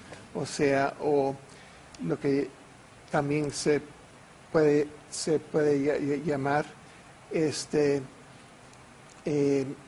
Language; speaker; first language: Spanish; non-native, fluent; English